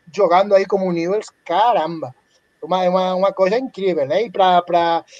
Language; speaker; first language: Portuguese; non-native, learner; Spanish